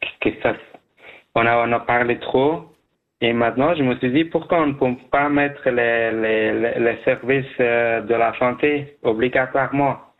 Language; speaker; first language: French; non-native, learner; Persian